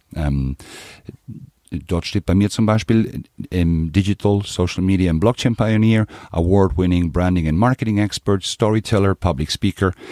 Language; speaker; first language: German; non-native, fluent; Spanish